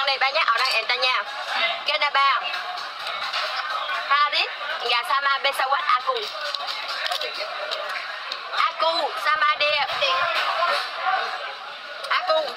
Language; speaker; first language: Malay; non-native, learner; Vietnamese